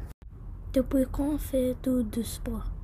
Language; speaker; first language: French; non-native, learner; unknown